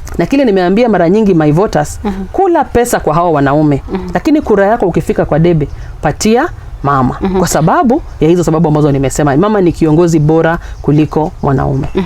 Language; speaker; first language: Swahili; non-native, local second language; Luyia